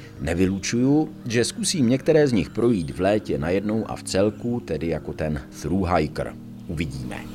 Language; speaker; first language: Czech; native; Czech